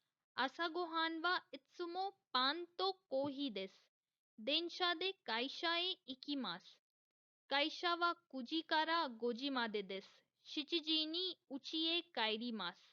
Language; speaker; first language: Japanese; non-native, fluent; Hindi